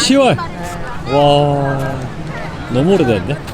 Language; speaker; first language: Korean; native; Korean